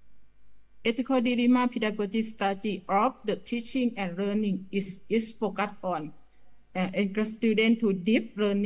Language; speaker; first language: English; non-native, learner; Thai